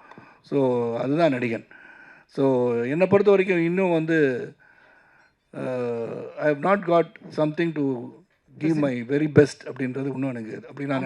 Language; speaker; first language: Tamil; native; Tamil